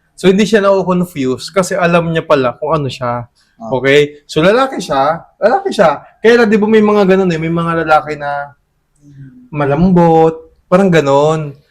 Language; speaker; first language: Filipino; native; Filipino